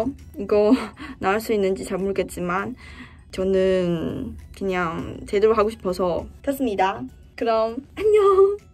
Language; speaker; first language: Korean; non-native, fluent; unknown